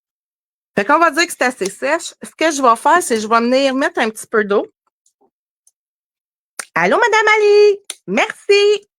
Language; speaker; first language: French; native; French